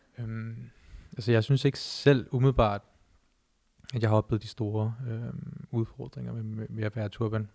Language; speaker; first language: Danish; early bilingual, other home language; Punjabi